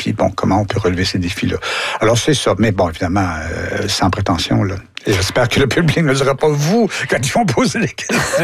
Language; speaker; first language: French; native; French